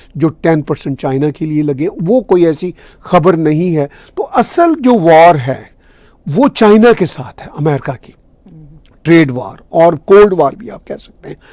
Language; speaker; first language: Urdu; native; Urdu